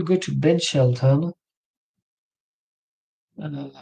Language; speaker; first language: English; non-native, learner; French